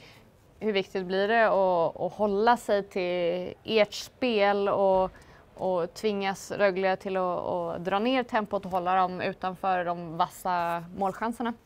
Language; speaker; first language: Swedish; native; Swedish